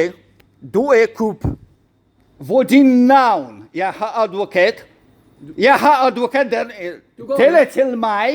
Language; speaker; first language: Danish; non-native, learner; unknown